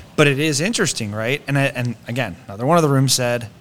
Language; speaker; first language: English; native; English